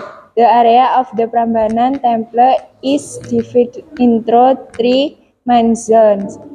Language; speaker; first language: English; non-native, learner; Indonesian